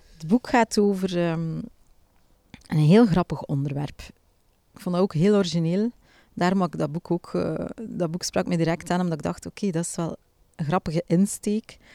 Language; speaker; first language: Dutch; native; Dutch